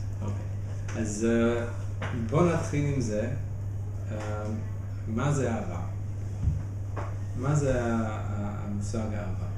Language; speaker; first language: Hebrew; non-native, fluent; English